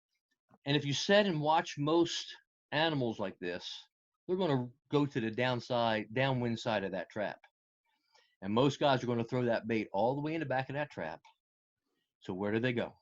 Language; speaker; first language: English; native; English